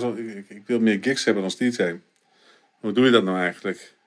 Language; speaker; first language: Dutch; native; Dutch